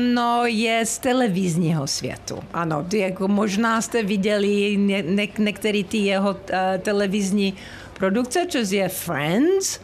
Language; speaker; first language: Czech; early bilingual, heritage; Czech